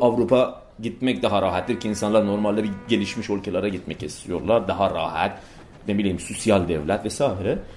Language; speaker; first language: Turkish; non-native, fluent; Persian